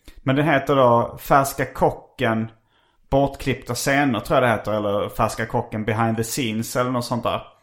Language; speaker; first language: Swedish; native; Swedish